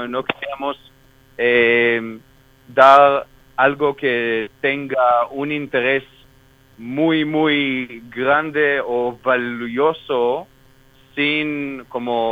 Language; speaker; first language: Spanish; non-native, fluent; Hebrew